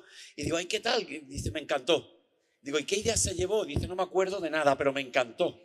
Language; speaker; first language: Spanish; native; Spanish